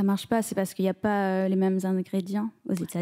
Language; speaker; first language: French; early bilingual, heritage; French